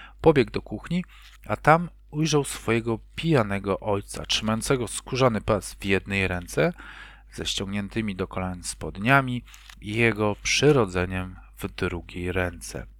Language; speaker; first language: Polish; native; Polish